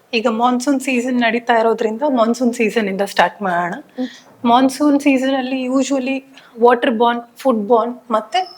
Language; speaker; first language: Kannada; native; Kannada